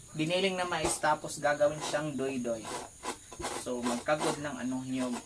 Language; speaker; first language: Filipino; non-native, local second language; Cebuano